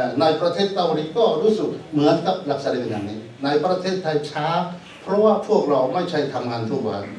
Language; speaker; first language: Thai; non-native, fluent; Korean